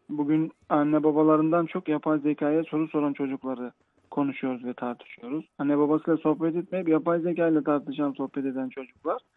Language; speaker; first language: Turkish; native; Turkish